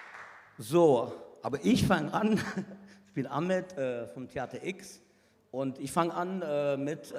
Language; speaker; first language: German; non-native, fluent; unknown